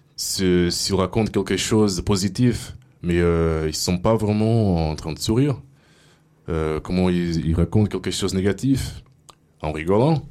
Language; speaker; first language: French; non-native, fluent; Portuguese